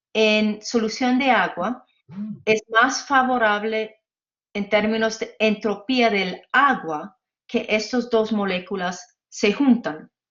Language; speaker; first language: Spanish; non-native, fluent; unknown